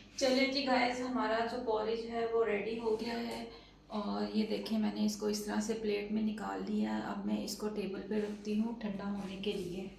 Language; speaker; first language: Urdu; non-native, local second language; Punjabi